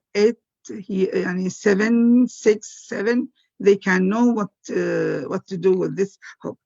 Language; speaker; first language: English; non-native, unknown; Arabic